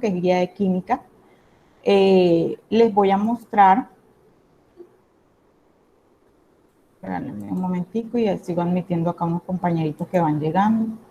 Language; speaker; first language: Spanish; native; Spanish